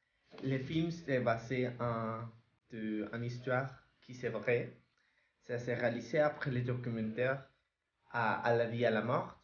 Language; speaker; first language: French; non-native, learner; Spanish